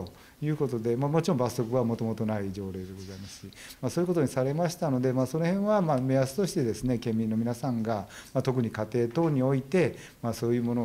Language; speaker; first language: Japanese; native; Japanese